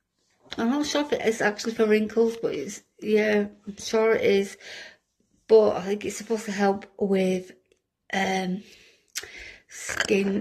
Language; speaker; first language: English; native; English